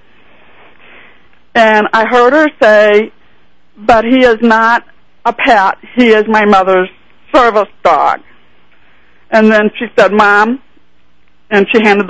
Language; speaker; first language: English; native; English